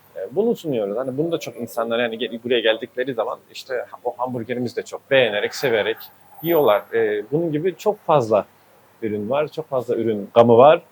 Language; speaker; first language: Turkish; native; Turkish